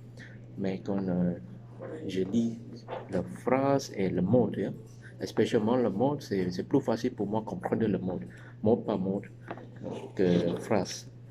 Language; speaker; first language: French; non-native, learner; Chinese